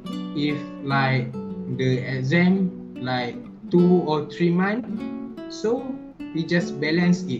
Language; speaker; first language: English; non-native, learner; Malay